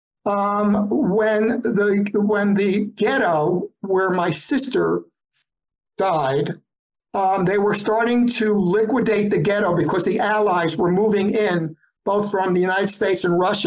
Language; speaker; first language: English; early bilingual, other home language; Yiddish